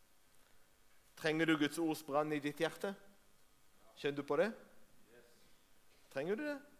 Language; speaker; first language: Norwegian; non-native, fluent; Hebrew